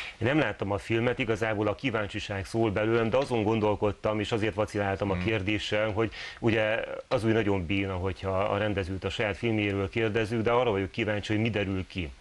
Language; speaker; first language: Hungarian; native; Hungarian